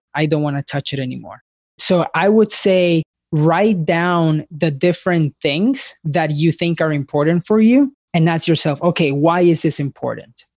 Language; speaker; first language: English; early bilingual, other home language; Spanish